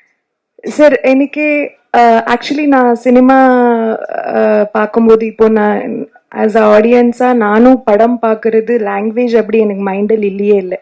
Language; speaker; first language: Tamil; non-native, learner; Kannada